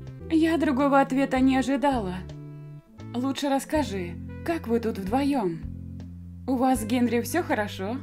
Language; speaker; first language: Russian; native; Russian